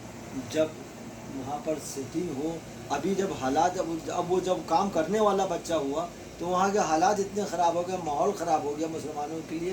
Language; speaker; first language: Hindi; native; Hindi